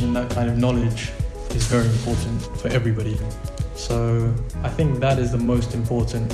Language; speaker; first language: English; native; English